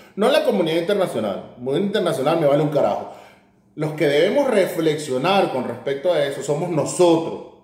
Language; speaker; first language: Spanish; native; Spanish